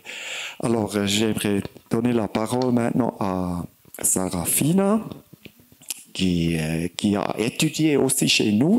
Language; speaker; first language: French; non-native, fluent; German